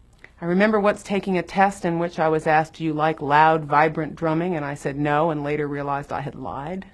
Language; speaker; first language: English; native; English